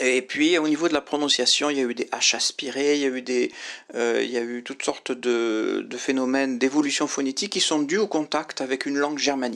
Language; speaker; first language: French; native; French